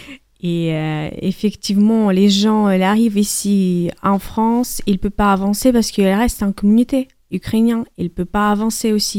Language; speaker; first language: French; non-native, learner; Ukrainian